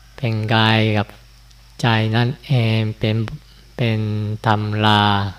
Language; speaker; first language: Thai; non-native, fluent; Japanese